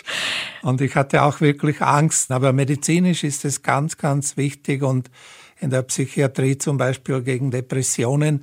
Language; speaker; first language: German; native; German